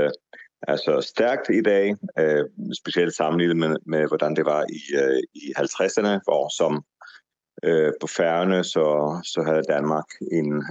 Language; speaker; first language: Danish; non-native, fluent; Hebrew